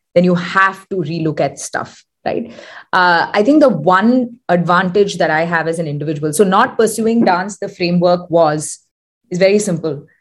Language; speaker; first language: English; non-native, local second language; Tamil